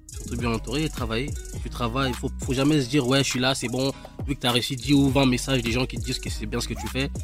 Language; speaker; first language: French; non-native, local second language; Lingala